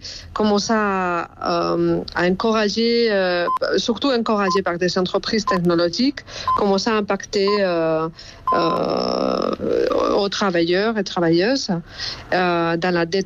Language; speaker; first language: French; non-native, fluent; Spanish